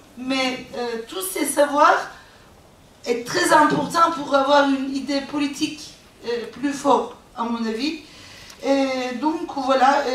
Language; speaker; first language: French; non-native, fluent; Turkish